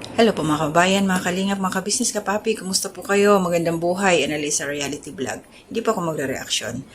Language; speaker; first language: Filipino; non-native, local second language; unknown